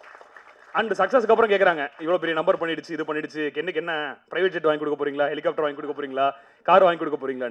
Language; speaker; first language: Tamil; native; Tamil